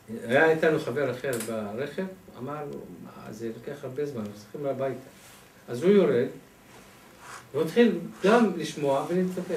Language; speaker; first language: Hebrew; non-native, local second language; Arabic